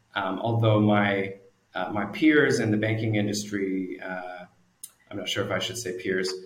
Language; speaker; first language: English; native; English